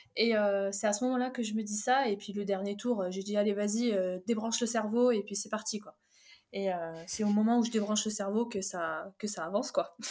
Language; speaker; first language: French; early bilingual, other home language; Arabic